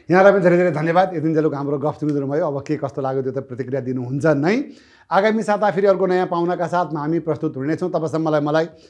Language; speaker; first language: Nepali; native; Nepali